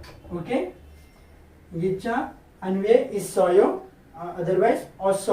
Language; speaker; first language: Korean; non-native, learner; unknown